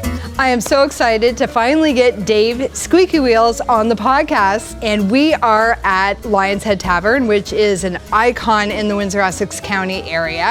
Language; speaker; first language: English; native; English